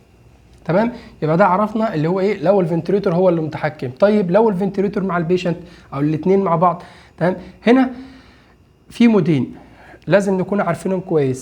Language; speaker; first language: Arabic; native; Arabic